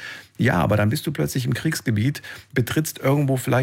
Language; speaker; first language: German; native; German